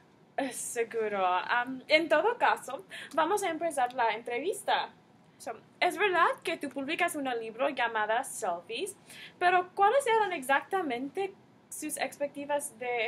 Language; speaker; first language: Spanish; non-native, learner; English